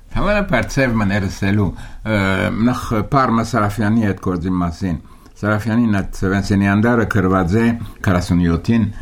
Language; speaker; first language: Armenian; early bilingual, heritage; Armenian